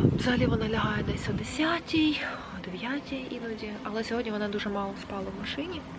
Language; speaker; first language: Ukrainian; non-native, local second language; Russian